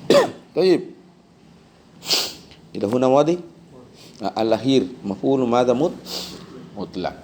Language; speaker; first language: Arabic; non-native, fluent; Indonesian